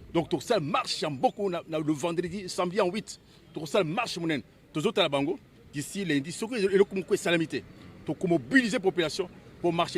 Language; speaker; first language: French; non-native, local second language; Lingala